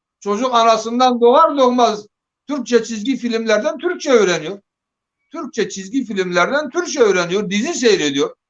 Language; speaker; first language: Turkish; non-native, local second language; Zaza